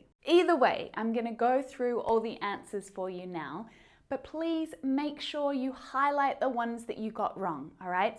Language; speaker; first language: English; native; English